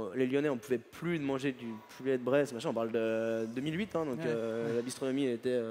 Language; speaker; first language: French; native; French